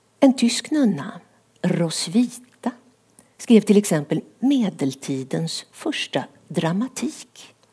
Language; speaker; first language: Swedish; native; Swedish